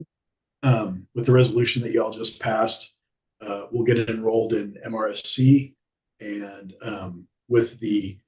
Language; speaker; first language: English; native; English